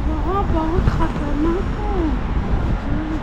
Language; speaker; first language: Hindi; non-native, learner; Tajik